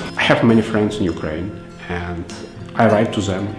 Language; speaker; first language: English; non-native, fluent; Belarusian